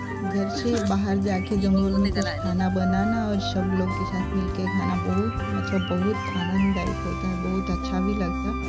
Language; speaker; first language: Hindi; non-native, local second language; Odia